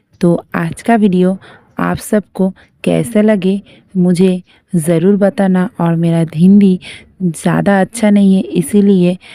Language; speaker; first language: Hindi; non-native, local second language; Bangla